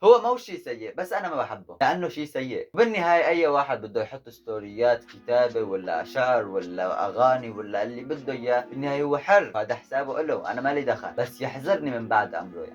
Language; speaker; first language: Arabic; native; Arabic